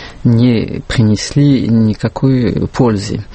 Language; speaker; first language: Russian; non-native, fluent; French